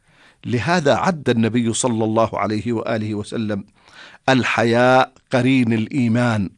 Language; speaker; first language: Arabic; native; Arabic